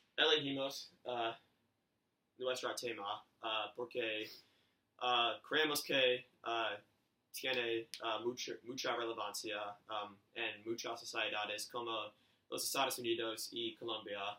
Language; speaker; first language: Spanish; non-native, learner; English